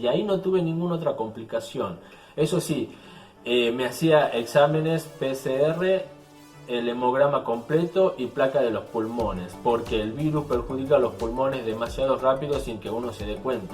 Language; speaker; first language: Spanish; native; Spanish